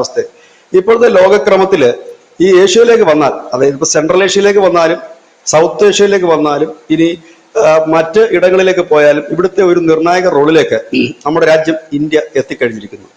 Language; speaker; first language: Malayalam; native; Malayalam